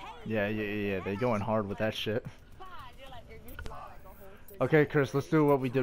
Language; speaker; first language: English; native; English